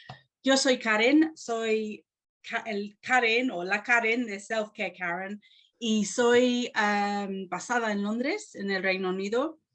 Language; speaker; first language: Spanish; non-native, fluent; English